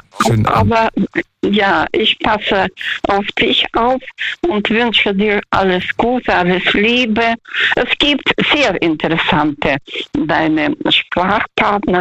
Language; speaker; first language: German; non-native, fluent; Russian